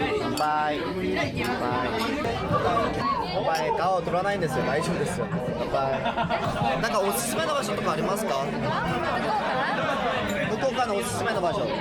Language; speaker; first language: Japanese; non-native, learner; Korean